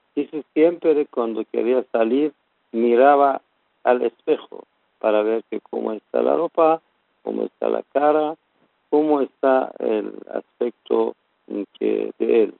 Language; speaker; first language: Spanish; non-native, learner; Persian